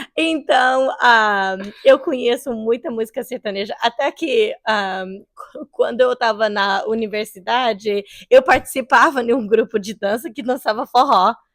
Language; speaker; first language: Portuguese; early bilingual, heritage; English